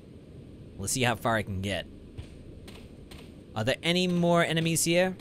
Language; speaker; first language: English; native; English